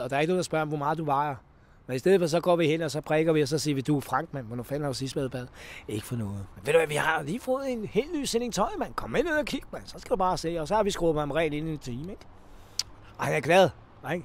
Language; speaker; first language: Danish; non-native, fluent; Hungarian